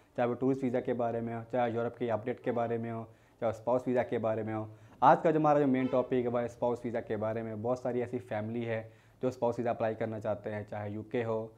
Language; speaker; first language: Hindi; native; Hindi